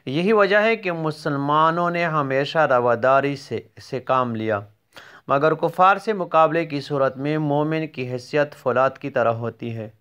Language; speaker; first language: Urdu; non-native, local second language; Pashto